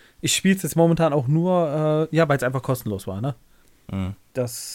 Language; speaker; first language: German; native; German